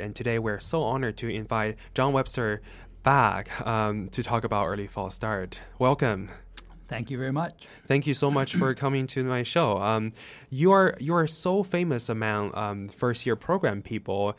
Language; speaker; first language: English; non-native, fluent; Chinese